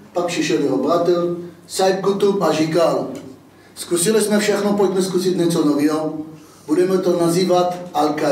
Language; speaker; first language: Czech; non-native, fluent; Hebrew